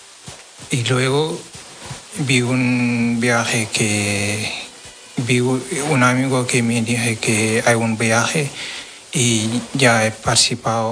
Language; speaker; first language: Spanish; non-native, learner; Wolof